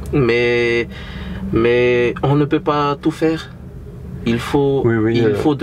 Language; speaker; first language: French; non-native, local second language; Malagasy